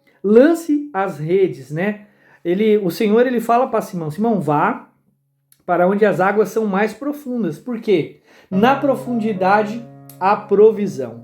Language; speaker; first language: Portuguese; native; Portuguese